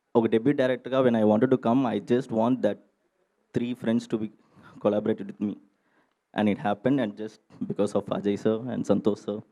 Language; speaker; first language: Telugu; early bilingual, heritage; Telugu